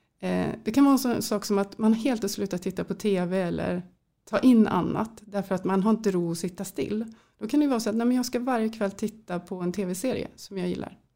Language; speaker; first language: Swedish; native; Swedish